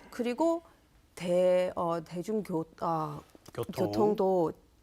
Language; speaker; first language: Korean; non-native, fluent; English